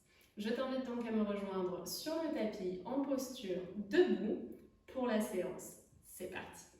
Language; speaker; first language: French; native; French